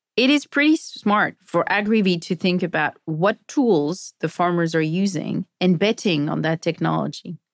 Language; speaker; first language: English; non-native, fluent; French